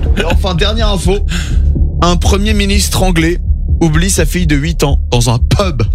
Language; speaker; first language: French; native; French